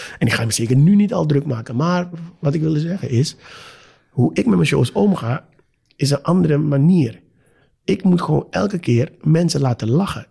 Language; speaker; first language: Dutch; native; Dutch